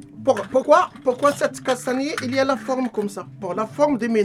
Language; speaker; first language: French; non-native, learner; Arabic